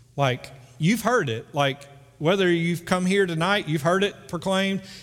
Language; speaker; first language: English; native; English